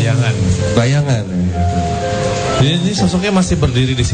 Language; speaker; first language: Indonesian; native; Indonesian